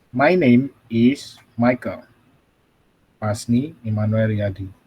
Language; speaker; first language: English; non-native, fluent; Indonesian